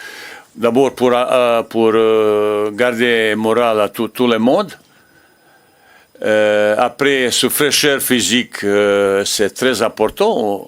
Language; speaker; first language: French; non-native, learner; Bosnian